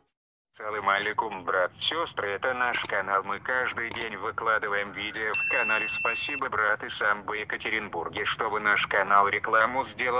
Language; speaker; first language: Russian; non-native, local second language; Tajik